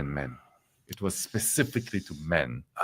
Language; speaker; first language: English; non-native, fluent; French